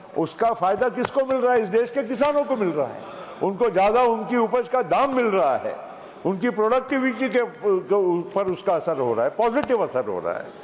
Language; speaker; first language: Hindi; non-native, local second language; Gujarati